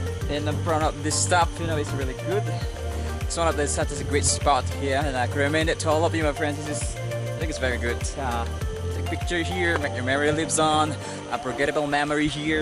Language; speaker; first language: English; non-native, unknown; Indonesian